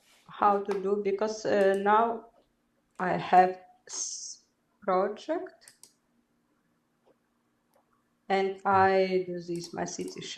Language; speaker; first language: English; non-native, learner; Belarusian